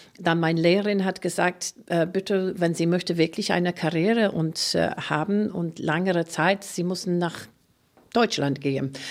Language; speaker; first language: German; non-native, fluent; English